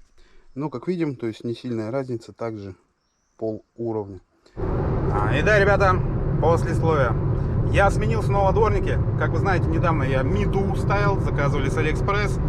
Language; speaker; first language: Russian; native; Russian